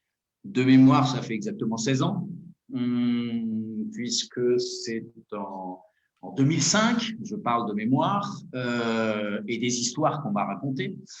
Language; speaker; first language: French; native; French